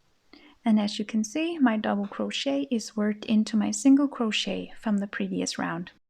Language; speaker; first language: English; non-native, fluent; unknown